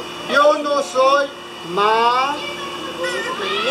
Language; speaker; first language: Spanish; non-native, learner; French